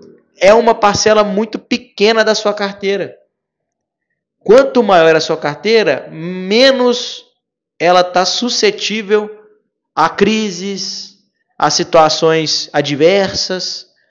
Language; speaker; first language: Portuguese; native; Portuguese